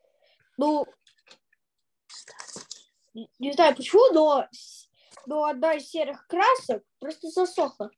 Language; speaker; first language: Russian; early bilingual, heritage; Russian